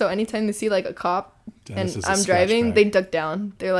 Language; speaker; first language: English; early bilingual, other home language; Spanish